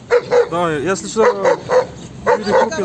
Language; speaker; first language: Russian; non-native, local second language; Kyrgyz